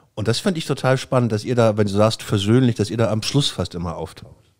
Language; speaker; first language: German; native; German